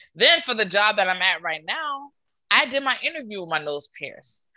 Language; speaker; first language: English; native; English